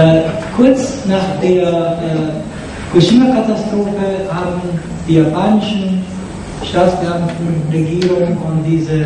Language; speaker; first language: German; non-native, fluent; Japanese